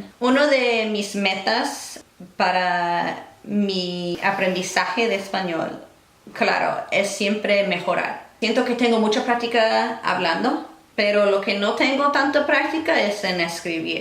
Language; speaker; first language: Spanish; non-native, fluent; English